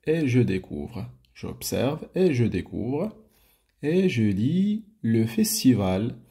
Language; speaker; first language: French; non-native, local second language; Arabic